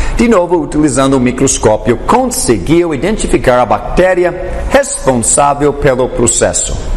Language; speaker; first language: Portuguese; non-native, fluent; English